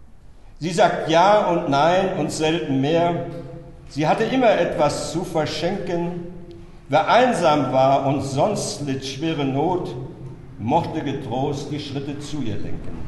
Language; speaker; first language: German; native; German